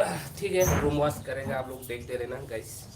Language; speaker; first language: Hindi; non-native, local second language; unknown